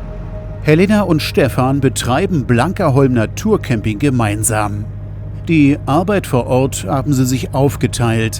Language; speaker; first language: German; native; German